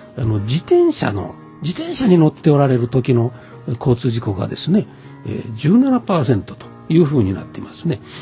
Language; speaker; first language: Japanese; native; Japanese